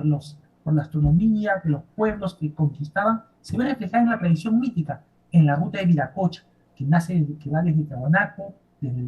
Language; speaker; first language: Spanish; native; Spanish